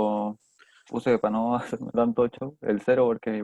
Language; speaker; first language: Spanish; native; Spanish